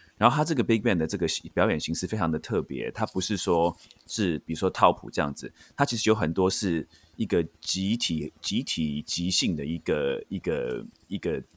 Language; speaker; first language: Chinese; native; Chinese